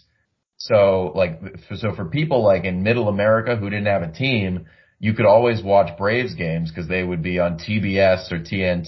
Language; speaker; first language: English; native; English